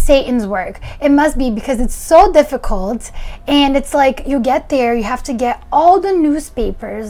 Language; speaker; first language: English; early bilingual, other home language; Portuguese